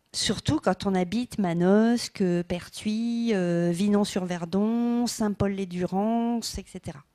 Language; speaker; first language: French; non-native, fluent; English